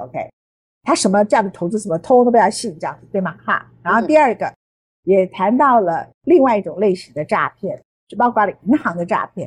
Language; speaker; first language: Chinese; native; Chinese